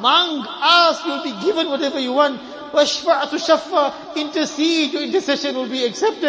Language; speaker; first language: English; native; English